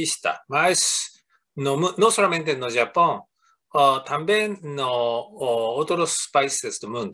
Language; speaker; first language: Spanish; non-native, fluent; Japanese